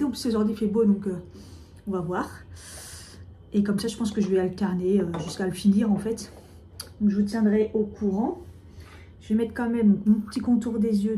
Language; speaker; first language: French; native; French